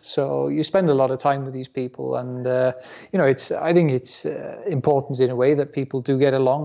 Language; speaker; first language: English; non-native, local second language; Welsh